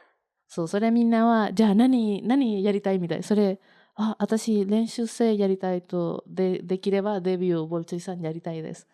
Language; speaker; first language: Japanese; non-native, learner; Spanish